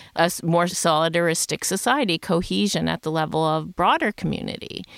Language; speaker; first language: English; native; English